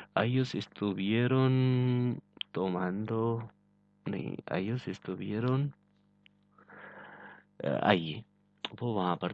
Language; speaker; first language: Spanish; non-native, fluent; Urdu